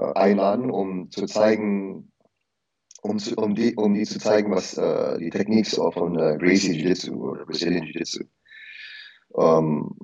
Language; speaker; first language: German; early bilingual, heritage; Indonesian